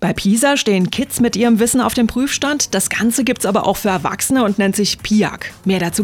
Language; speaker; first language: German; native; German